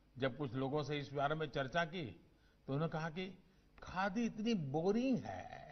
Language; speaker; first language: Hindi; non-native, local second language; Gujarati